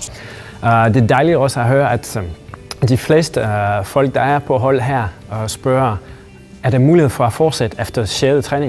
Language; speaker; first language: Danish; non-native, fluent; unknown